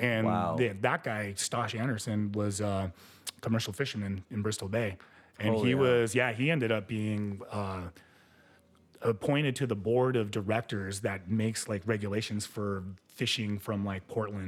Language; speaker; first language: English; early bilingual, other home language; Spanish